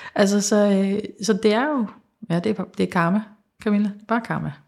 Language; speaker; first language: Danish; native; Danish